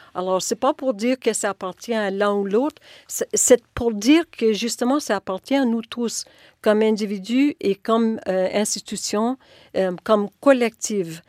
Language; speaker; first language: French; non-native, local second language; English